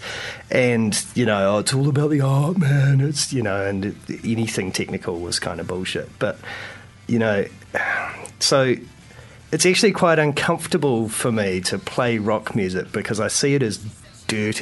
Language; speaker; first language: English; native; English